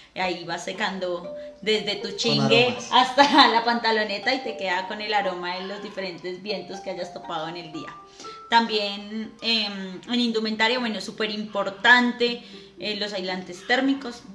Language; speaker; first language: Spanish; native; Spanish